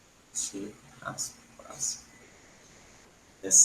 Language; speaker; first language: English; non-native, learner; Spanish